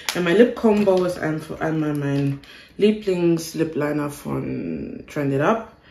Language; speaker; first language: German; native; German